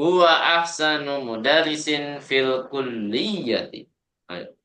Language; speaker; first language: Arabic; non-native, fluent; Indonesian